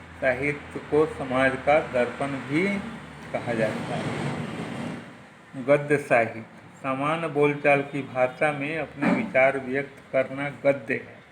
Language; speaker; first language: Hindi; native; Hindi